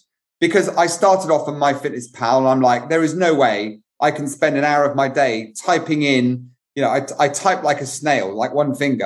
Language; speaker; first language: English; native; English